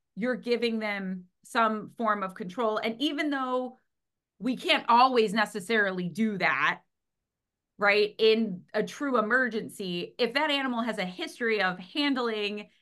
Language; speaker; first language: English; native; English